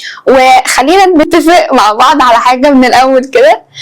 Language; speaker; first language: Arabic; native; Arabic